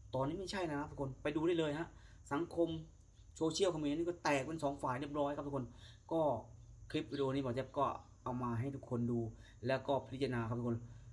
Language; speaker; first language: Thai; native; Thai